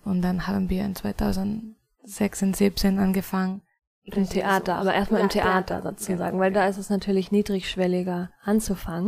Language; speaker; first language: German; non-native, fluent; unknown